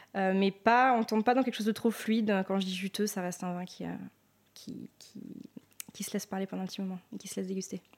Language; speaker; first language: French; native; French